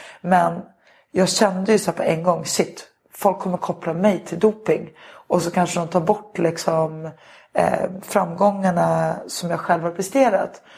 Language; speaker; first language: Swedish; native; Swedish